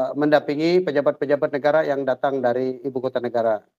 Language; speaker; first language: Indonesian; native; Indonesian